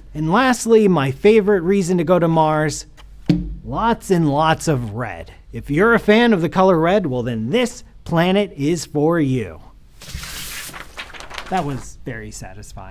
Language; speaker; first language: English; native; English